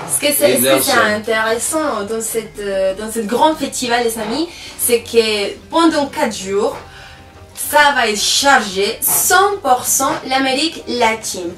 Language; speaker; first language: French; non-native, fluent; Spanish